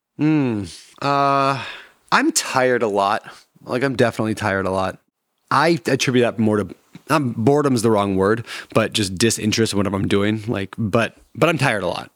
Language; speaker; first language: English; native; English